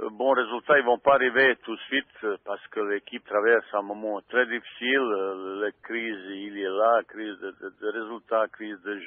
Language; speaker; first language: French; non-native, fluent; Bosnian